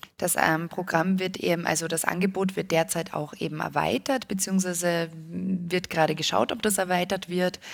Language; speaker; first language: German; native; German